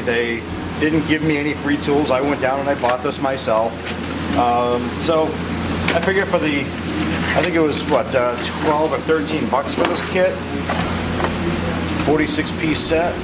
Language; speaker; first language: English; native; English